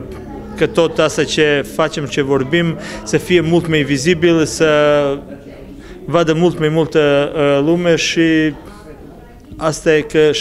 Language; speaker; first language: Romanian; early bilingual, heritage; Romanian